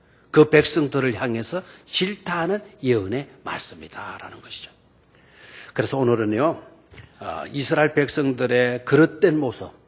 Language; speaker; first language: Korean; native; Korean